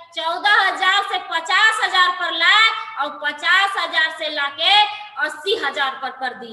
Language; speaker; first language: Hindi; non-native, local second language; Bhojpuri